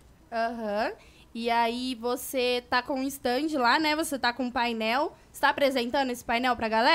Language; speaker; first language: Portuguese; native; Portuguese